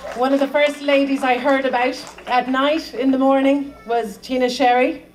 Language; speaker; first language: English; native; English